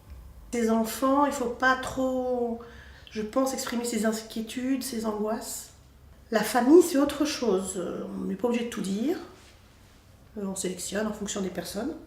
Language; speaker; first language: French; native; French